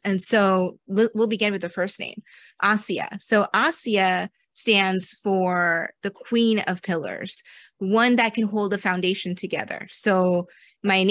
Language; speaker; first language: English; native; English